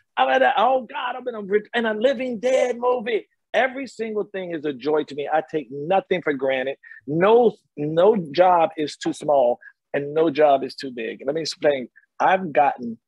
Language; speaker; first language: English; native; English